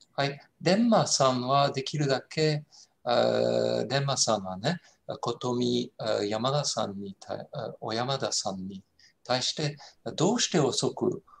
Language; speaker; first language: Japanese; non-native, fluent; French